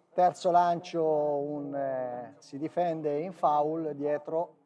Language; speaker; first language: Italian; native; Italian